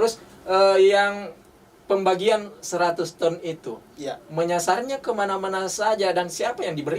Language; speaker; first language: Indonesian; native; Indonesian